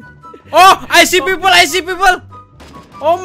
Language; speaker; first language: English; non-native, learner; Indonesian